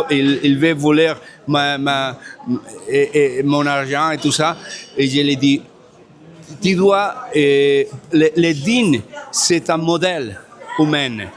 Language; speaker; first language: French; non-native, fluent; Spanish